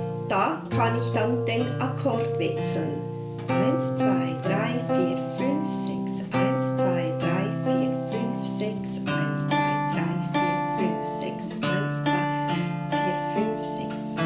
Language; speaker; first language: German; native; German